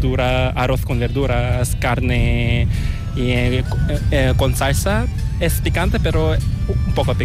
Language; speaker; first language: Spanish; non-native, fluent; Korean